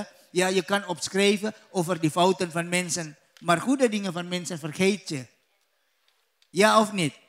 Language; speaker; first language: Dutch; non-native, learner; Indonesian